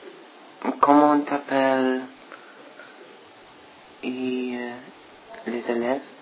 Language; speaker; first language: French; non-native, learner; English